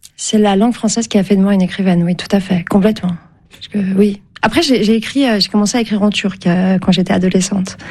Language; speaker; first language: French; early bilingual, other home language; Turkish